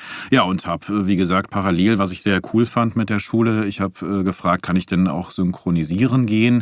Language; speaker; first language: German; native; German